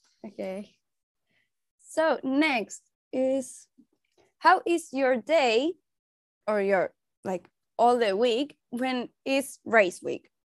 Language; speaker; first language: English; non-native, learner; Spanish